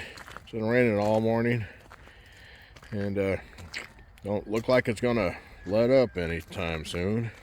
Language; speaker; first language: English; native; English